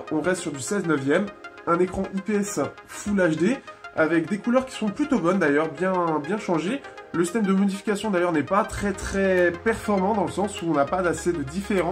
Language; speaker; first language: French; native; French